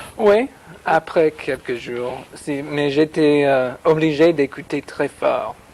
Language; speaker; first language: French; non-native, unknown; English